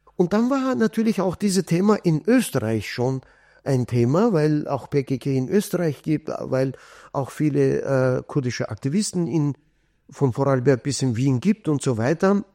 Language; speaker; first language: German; non-native, fluent; Kurdish